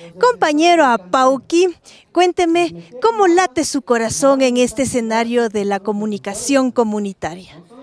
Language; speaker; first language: Spanish; native; Spanish